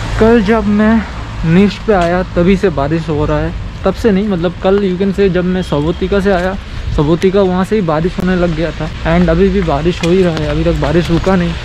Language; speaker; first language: Hindi; non-native, local second language; Bangla